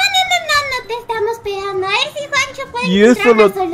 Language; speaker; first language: Spanish; native; Spanish